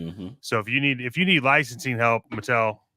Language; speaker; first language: English; native; English